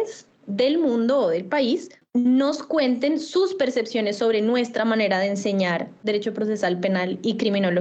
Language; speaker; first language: Spanish; native; Spanish